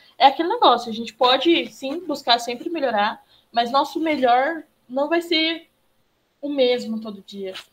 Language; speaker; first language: Portuguese; native; Portuguese